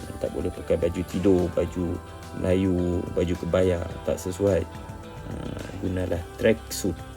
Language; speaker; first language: Malay; native; Malay